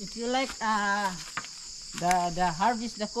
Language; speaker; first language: English; non-native, learner; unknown